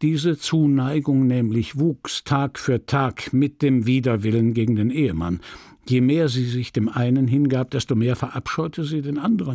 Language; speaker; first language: German; native; German